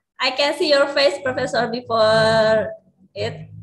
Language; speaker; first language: English; non-native, learner; Indonesian